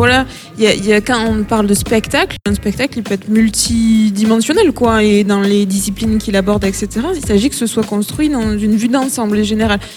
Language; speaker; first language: French; native; French